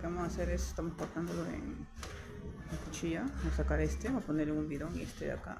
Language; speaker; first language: Spanish; native; Spanish